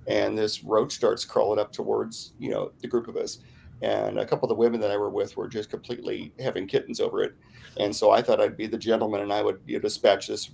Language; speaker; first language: English; native; English